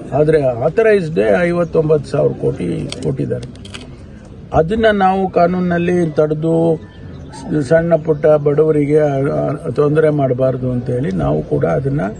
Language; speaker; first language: Kannada; native; Kannada